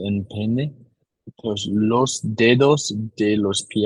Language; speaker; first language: Spanish; non-native, learner; English